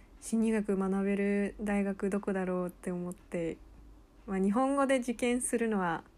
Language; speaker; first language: Japanese; early bilingual, heritage; Japanese